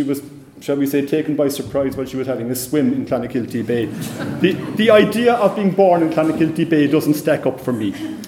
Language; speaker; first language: English; native; English